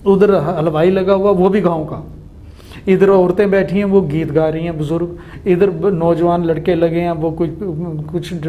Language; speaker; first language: Hindi; native; Hindi